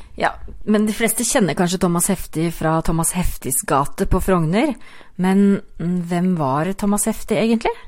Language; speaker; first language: Norwegian; native; Norwegian